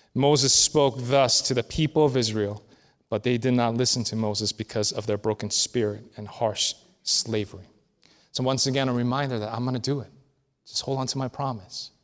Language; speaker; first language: English; early bilingual, other home language; Korean